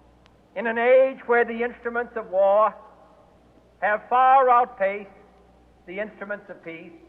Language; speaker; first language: English; native; English